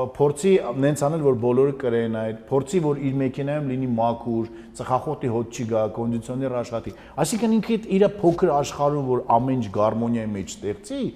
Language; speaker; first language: Armenian; native; Armenian